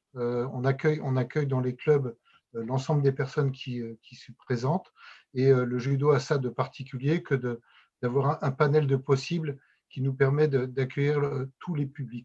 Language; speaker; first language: French; native; French